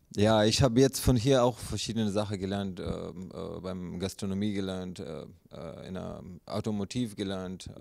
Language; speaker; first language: German; non-native, learner; Urdu